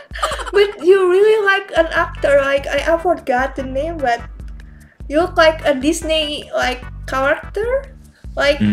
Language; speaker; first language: English; non-native, learner; Indonesian